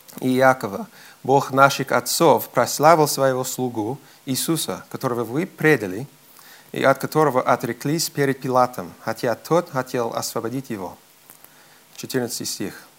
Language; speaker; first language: Russian; non-native, fluent; English